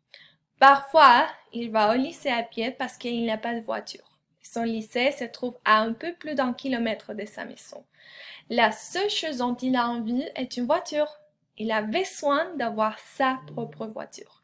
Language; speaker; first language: French; non-native, fluent; Spanish